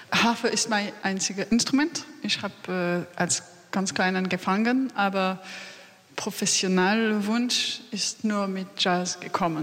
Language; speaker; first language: German; non-native, learner; French